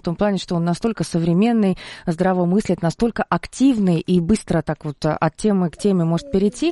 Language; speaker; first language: Russian; native; Russian